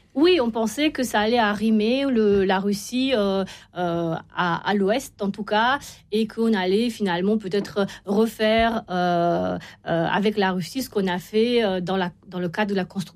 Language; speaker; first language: French; non-native, fluent; Romanian